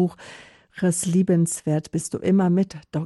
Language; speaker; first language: German; native; German